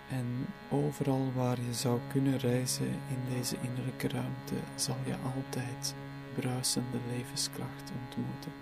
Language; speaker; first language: Dutch; native; Dutch